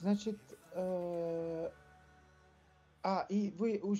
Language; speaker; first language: Russian; non-native, learner; French